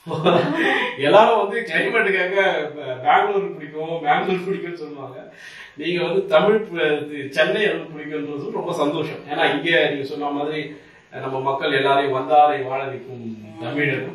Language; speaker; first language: Tamil; native; Tamil